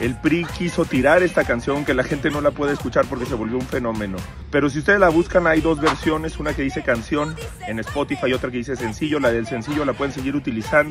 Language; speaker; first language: Spanish; native; Spanish